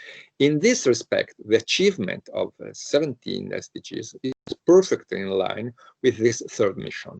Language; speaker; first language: English; non-native, fluent; Italian